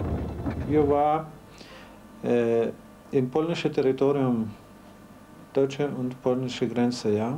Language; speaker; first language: German; non-native, learner; Ukrainian